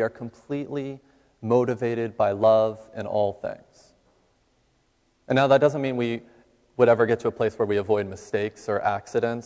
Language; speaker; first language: English; native; English